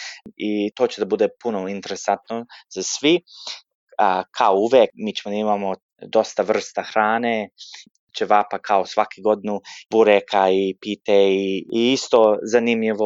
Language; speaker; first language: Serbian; early bilingual, heritage; Serbian